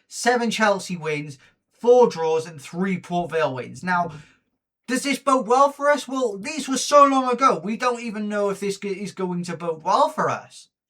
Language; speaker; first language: English; native; English